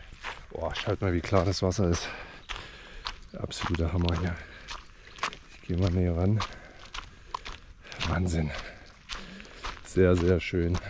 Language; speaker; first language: German; native; German